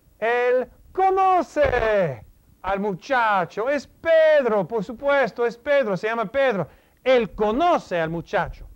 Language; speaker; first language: Spanish; non-native, fluent; English